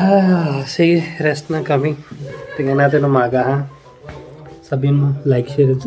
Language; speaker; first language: Filipino; non-native, learner; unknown